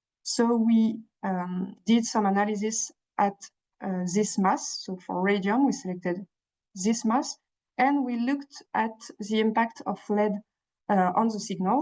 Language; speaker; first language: English; non-native, fluent; French